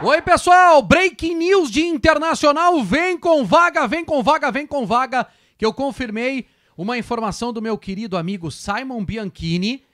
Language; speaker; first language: Portuguese; native; Portuguese